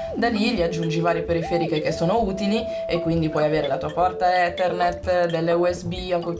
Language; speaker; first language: Italian; native; Italian